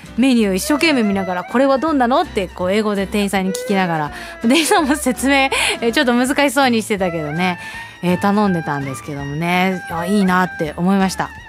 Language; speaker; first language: Japanese; early bilingual, heritage; Japanese